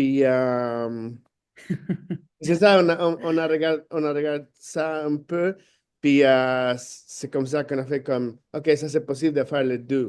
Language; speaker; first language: French; non-native, fluent; Spanish